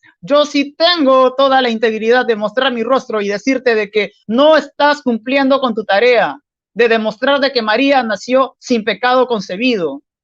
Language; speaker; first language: Spanish; native; Spanish